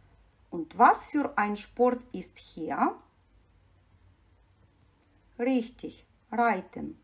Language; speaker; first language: German; non-native, fluent; Ukrainian